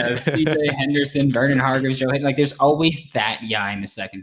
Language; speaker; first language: English; native; English